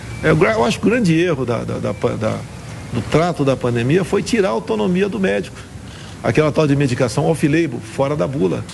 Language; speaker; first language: Portuguese; native; Portuguese